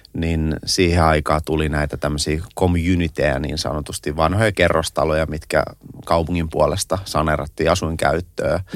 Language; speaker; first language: Finnish; early bilingual, other home language; Russian